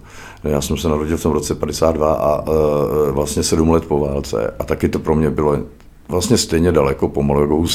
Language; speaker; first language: Czech; native; Czech